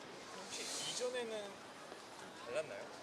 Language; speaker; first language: Korean; native; Korean